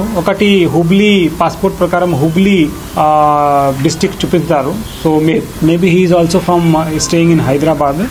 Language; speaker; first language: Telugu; non-native, local second language; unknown